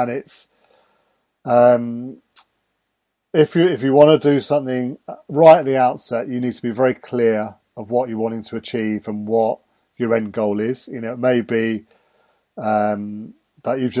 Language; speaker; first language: English; native; English